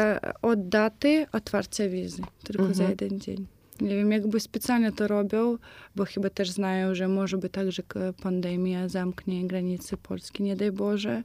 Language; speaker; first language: Polish; non-native, fluent; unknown